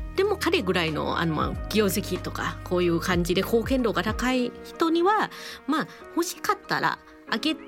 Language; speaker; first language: Japanese; non-native, fluent; Thai